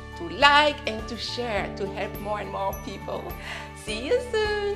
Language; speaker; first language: English; non-native, fluent; French